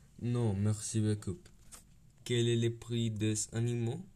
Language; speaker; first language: French; non-native, learner; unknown